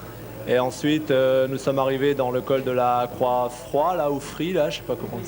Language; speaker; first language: French; native; French